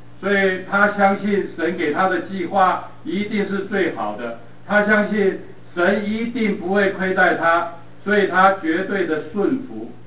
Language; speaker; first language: Chinese; native; Chinese